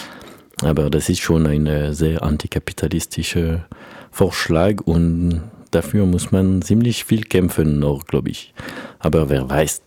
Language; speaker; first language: German; non-native, learner; French